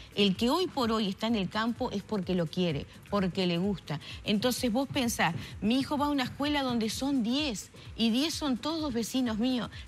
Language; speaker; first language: Spanish; native; Spanish